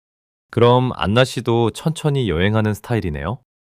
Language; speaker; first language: Korean; early bilingual, heritage; English